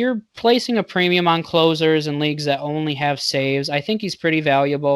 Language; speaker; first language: English; native; English